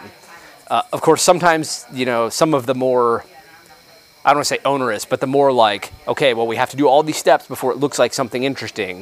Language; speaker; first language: English; native; English